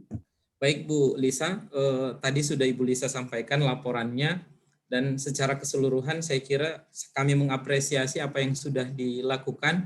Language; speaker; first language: Indonesian; native; Indonesian